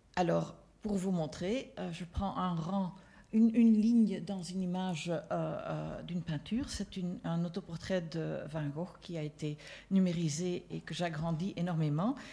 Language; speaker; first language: French; non-native, local second language; Dutch